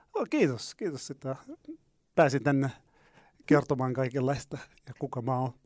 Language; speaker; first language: Finnish; non-native, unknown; Arabic